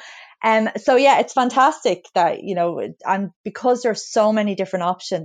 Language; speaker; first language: English; native; English